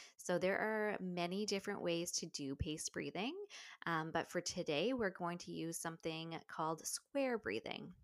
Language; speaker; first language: English; native; English